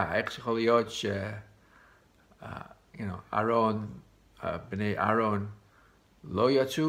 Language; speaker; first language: Hebrew; non-native, fluent; English